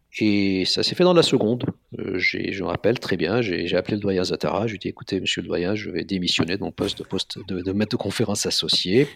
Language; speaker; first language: French; non-native, local second language; Arabic